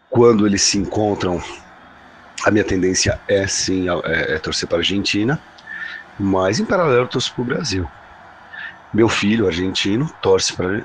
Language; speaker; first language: Portuguese; non-native, fluent; Spanish